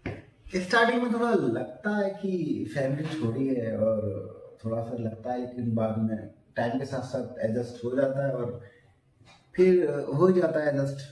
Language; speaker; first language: Hindi; native; Hindi